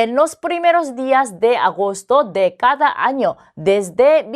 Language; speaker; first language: Spanish; non-native, fluent; Korean